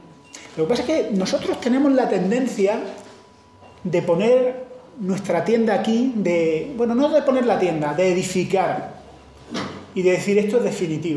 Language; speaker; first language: Spanish; native; Spanish